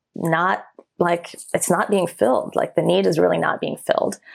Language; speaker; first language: English; early bilingual, other home language; German